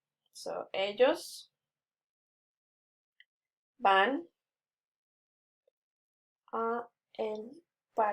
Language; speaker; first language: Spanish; non-native, fluent; English